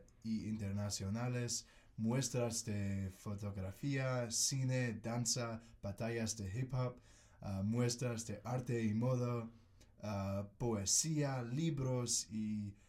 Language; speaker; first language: Spanish; non-native, learner; English